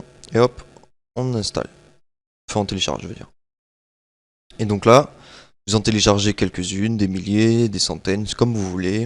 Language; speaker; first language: French; native; French